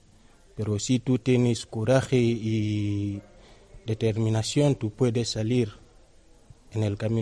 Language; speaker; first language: Spanish; non-native, learner; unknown